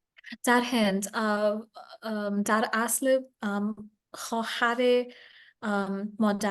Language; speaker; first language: Persian; non-native, learner; English